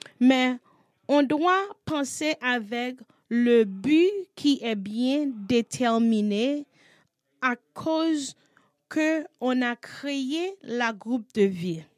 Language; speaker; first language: French; non-native, learner; English